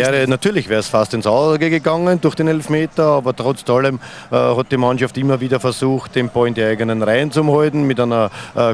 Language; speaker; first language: German; native; German